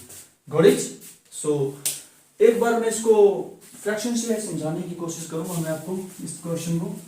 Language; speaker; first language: Hindi; native; Hindi